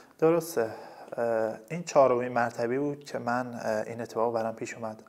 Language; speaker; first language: Persian; native; Persian